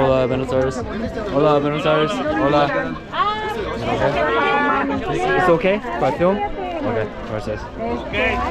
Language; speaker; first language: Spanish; non-native, learner; English